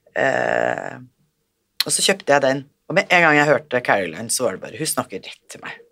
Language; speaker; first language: Norwegian; native; Norwegian